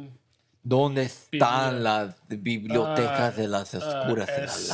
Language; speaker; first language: Spanish; non-native, learner; English